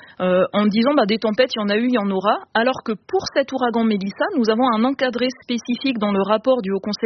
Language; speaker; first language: French; native; French